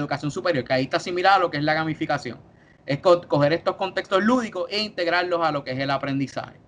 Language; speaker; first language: Spanish; native; Spanish